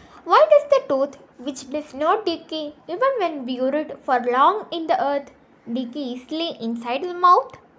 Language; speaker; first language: English; non-native, local second language; Malayalam